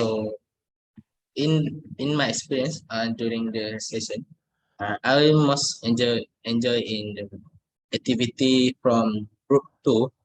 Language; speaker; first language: English; non-native, learner; Malay